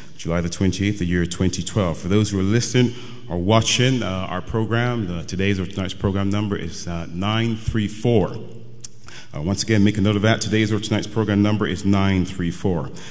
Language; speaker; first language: English; native; English